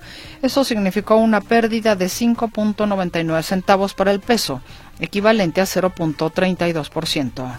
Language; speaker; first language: Spanish; native; Spanish